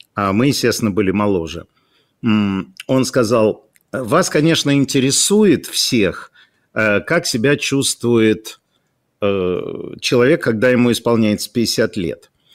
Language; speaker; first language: Russian; non-native, local second language; Ukrainian